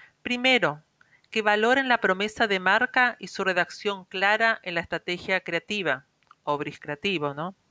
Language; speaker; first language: Spanish; native; Spanish